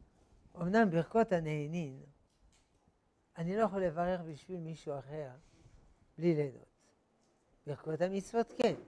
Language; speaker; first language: Hebrew; non-native, fluent; French